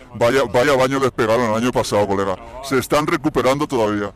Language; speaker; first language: Spanish; native; Spanish